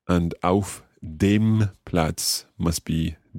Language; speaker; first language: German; non-native, learner; English